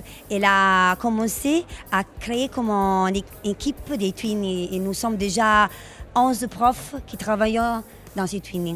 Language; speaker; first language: French; non-native, fluent; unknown